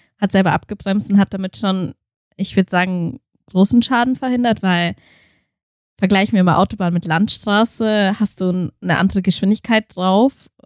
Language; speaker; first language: German; early bilingual, other home language; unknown